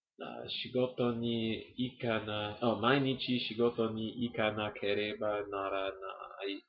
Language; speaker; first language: Japanese; non-native, learner; English